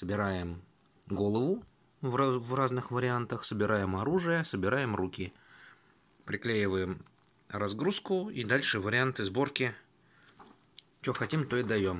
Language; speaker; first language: Russian; native; Russian